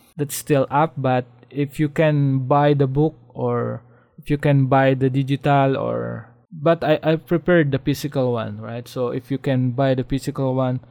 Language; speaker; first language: English; non-native, local second language; Filipino